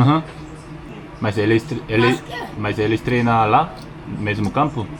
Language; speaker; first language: Portuguese; non-native, learner; Korean